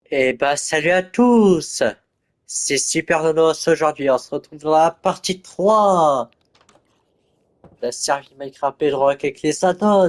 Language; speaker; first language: French; native; French